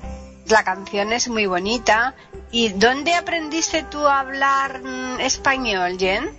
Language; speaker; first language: Spanish; native; Spanish